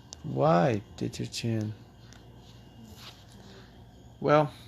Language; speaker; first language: English; non-native, fluent; Portuguese